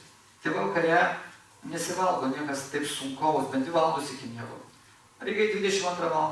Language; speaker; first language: Lithuanian; native; Lithuanian